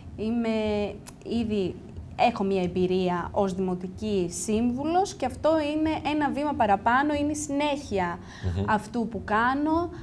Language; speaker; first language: Greek; native; Greek